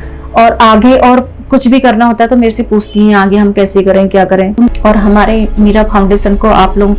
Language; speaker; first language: Hindi; native; Hindi